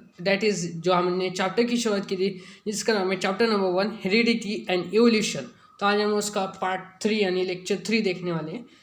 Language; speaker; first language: Hindi; non-native, local second language; Marathi